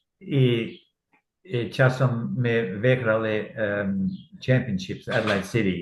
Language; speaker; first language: Polish; non-native, learner; Ukrainian